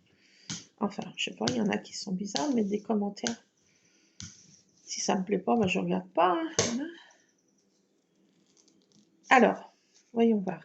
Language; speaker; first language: French; native; French